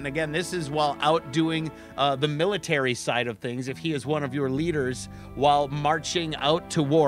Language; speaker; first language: English; native; English